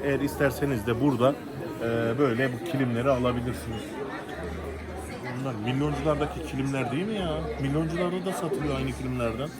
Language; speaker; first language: Turkish; native; Turkish